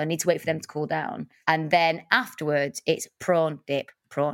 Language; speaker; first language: English; native; English